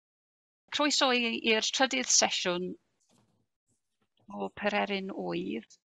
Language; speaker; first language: Welsh; non-native, fluent; English